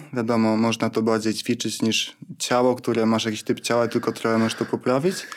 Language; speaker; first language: Polish; native; Polish